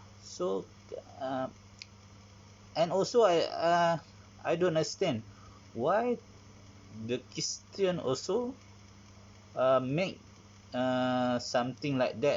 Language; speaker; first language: English; non-native, learner; Malay